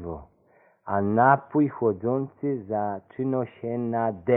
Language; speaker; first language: Polish; native; Polish